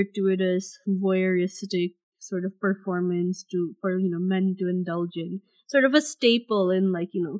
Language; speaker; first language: English; non-native, local second language; Bangla